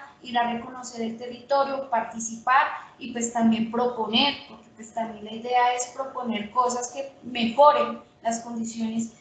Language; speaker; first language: Spanish; native; Spanish